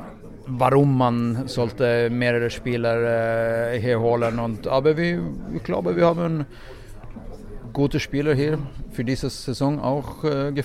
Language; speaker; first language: German; non-native, fluent; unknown